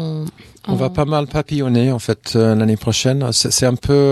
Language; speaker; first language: French; non-native, fluent; English